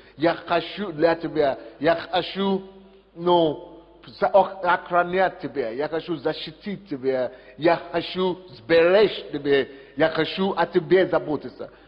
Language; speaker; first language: Russian; non-native, fluent; Yoruba